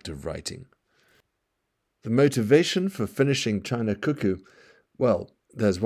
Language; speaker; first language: English; native; English